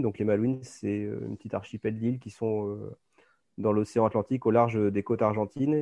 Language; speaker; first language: French; native; French